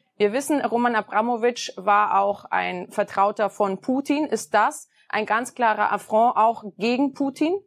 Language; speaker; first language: German; native; German